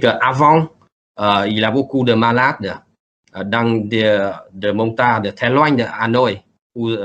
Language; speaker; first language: French; non-native, learner; Vietnamese